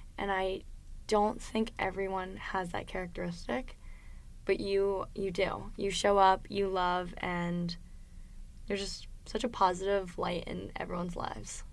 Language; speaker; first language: English; native; English